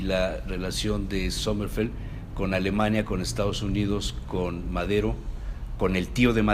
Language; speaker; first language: Spanish; native; Spanish